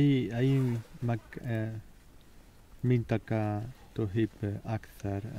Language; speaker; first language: Arabic; non-native, learner; Spanish